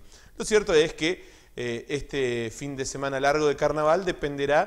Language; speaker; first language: Spanish; native; Spanish